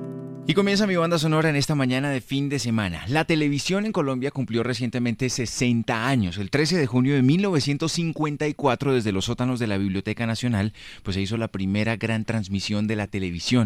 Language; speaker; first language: Spanish; native; Spanish